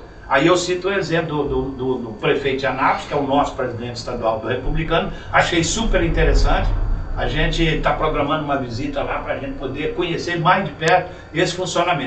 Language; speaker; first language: Portuguese; native; Portuguese